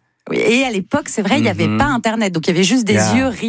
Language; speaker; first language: French; native; French